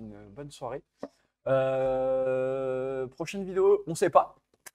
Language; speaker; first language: French; native; French